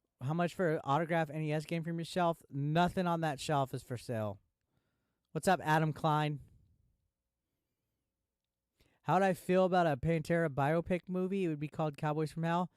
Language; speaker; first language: English; native; English